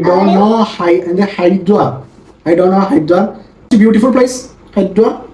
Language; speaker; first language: English; non-native, local second language; Malayalam